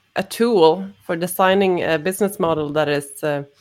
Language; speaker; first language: English; non-native, fluent; Swedish